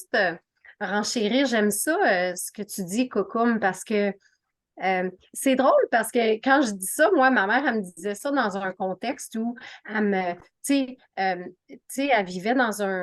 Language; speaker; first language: French; native; French